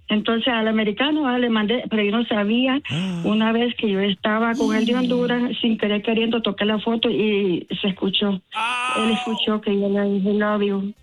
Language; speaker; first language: Spanish; native; Spanish